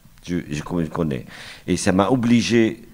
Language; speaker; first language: French; non-native, fluent; Arabic